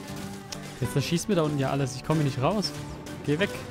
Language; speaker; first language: German; native; German